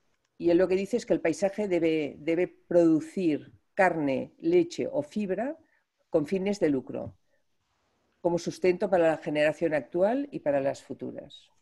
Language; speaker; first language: Spanish; native; Spanish